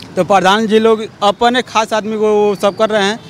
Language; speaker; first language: Hindi; native; Hindi